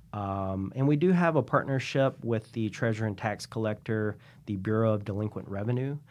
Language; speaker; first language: English; native; English